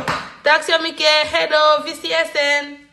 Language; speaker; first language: Swedish; non-native, learner; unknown